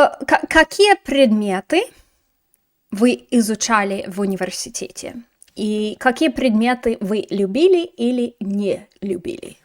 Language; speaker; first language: Russian; non-native, fluent; English